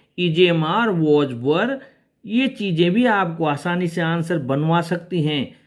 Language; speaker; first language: Hindi; native; Hindi